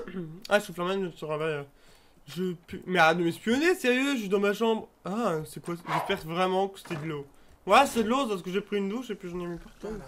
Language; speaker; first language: French; native; French